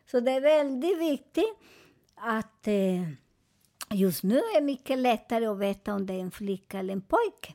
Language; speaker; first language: Swedish; non-native, fluent; Spanish